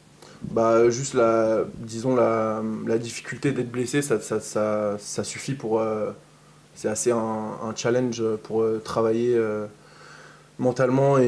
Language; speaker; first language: French; native; French